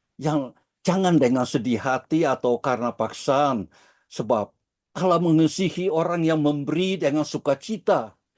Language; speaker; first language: Indonesian; early bilingual, heritage; Dutch